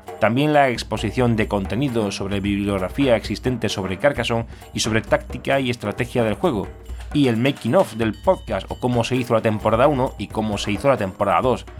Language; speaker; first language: Spanish; native; Spanish